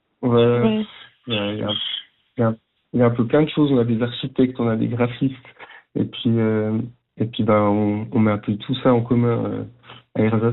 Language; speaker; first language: French; native; French